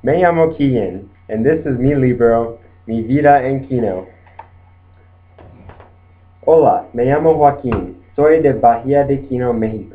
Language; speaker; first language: Spanish; non-native, learner; English